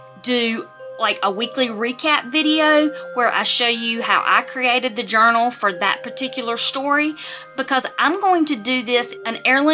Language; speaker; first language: English; native; English